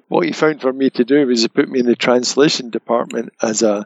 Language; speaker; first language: English; native; English